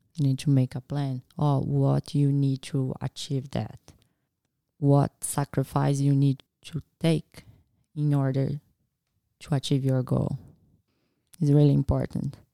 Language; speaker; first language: English; non-native, learner; Portuguese